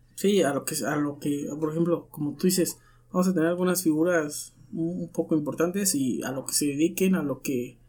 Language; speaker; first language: Spanish; native; Spanish